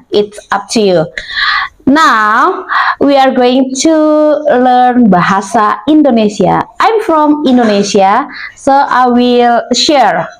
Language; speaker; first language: English; non-native, learner; Indonesian